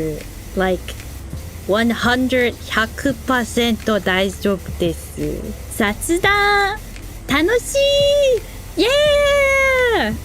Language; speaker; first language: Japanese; non-native, learner; English